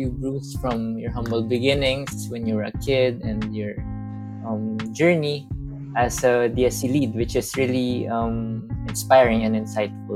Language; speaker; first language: English; non-native, local second language; Hiligaynon